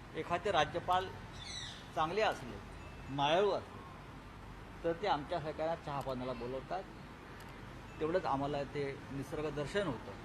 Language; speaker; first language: Marathi; native; Marathi